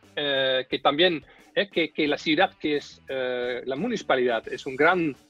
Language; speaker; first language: Spanish; non-native, fluent; Dutch